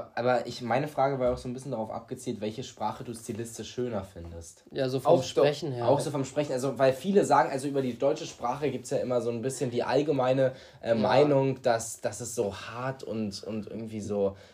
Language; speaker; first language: German; early bilingual, other home language; Greek